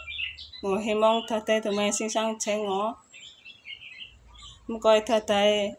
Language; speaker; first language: Cantonese; non-native, learner; Indonesian